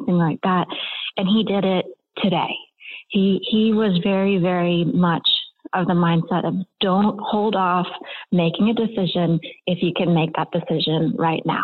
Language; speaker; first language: English; native; English